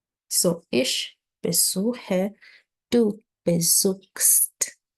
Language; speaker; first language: German; non-native, learner; English